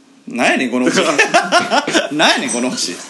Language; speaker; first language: Japanese; native; Japanese